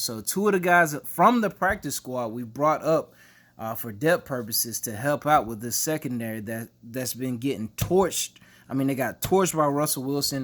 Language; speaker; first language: English; native; English